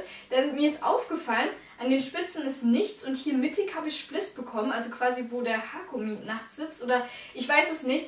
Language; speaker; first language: German; native; German